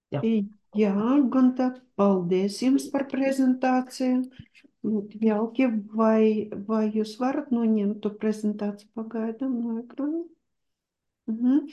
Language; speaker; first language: Latvian; non-native, local second language; Russian